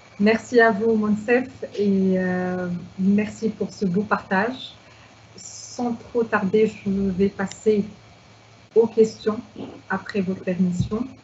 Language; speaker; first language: French; non-native, local second language; Arabic